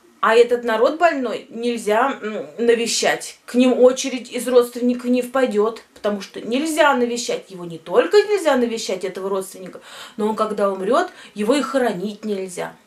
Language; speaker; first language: Russian; native; Russian